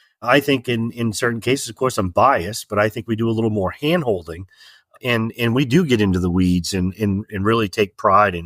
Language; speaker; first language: English; native; English